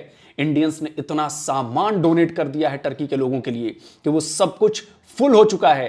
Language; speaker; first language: Hindi; native; Hindi